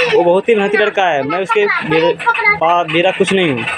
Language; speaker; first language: Hindi; non-native, local second language; Maithili